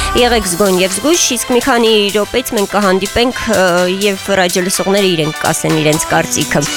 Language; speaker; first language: Armenian; native; Armenian